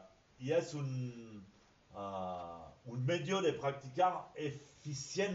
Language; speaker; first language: Spanish; non-native, fluent; French